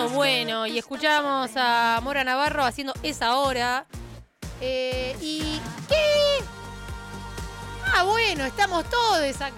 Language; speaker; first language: Spanish; native; Spanish